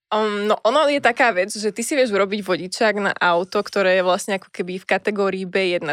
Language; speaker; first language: Slovak; native; Slovak